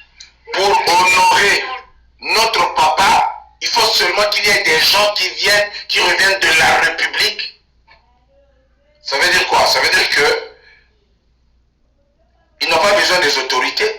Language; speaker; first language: French; non-native, local second language; Lingala